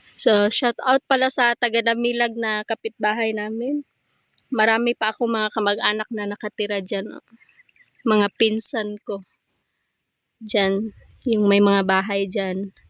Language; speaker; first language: Filipino; non-native, local second language; Cebuano